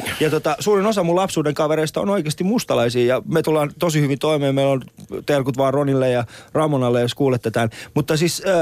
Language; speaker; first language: Finnish; early bilingual, other home language; Persian